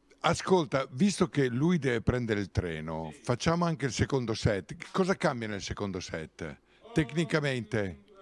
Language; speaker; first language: Italian; native; Italian